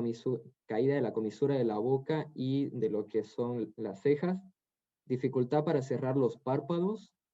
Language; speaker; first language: Spanish; native; Spanish